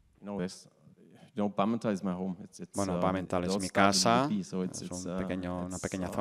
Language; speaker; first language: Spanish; non-native, learner; German